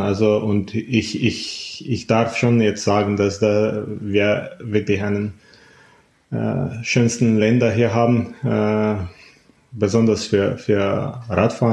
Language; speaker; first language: German; non-native, fluent; Slovenian